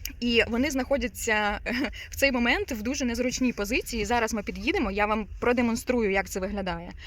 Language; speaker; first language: Ukrainian; non-native, local second language; Russian